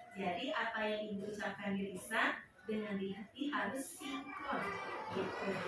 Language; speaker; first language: Indonesian; non-native, local second language; Sundanese